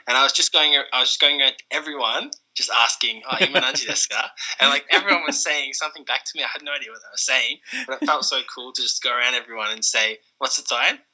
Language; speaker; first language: English; native; English